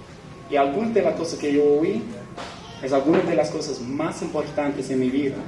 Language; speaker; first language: Spanish; non-native, fluent; English